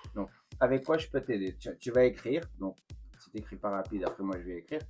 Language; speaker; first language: French; native; French